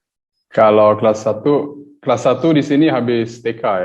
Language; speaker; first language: Indonesian; early bilingual, heritage; German